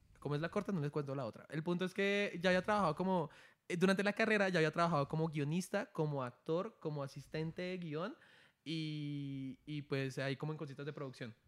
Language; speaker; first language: Spanish; native; Spanish